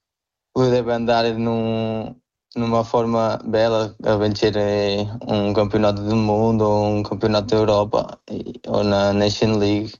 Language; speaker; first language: Italian; non-native, learner; Portuguese